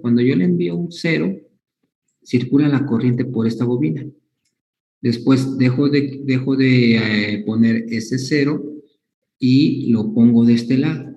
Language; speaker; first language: Spanish; native; Spanish